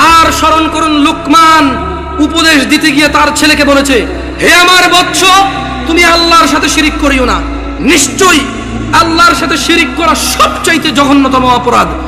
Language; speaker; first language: Bangla; early bilingual, heritage; Bangla